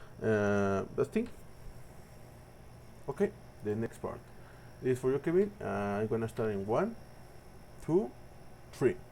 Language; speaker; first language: English; non-native, learner; Spanish